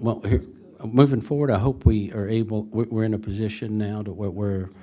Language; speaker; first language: English; native; English